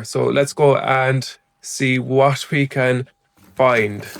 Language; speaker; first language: English; native; English